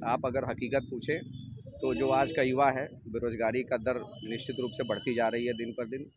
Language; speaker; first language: Hindi; native; Hindi